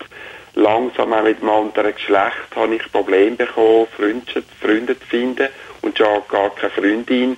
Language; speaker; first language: German; native; German